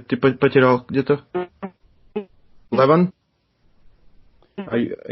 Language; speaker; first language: Russian; non-native, fluent; Turkish